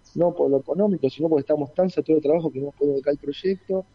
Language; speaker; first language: Spanish; native; Spanish